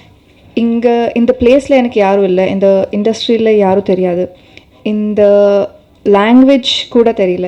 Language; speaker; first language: Tamil; non-native, learner; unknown